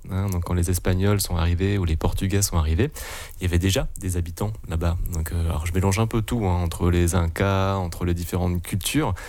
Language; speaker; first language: French; native; French